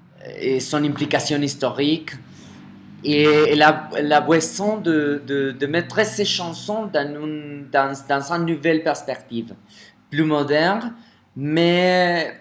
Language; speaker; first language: French; non-native, fluent; Spanish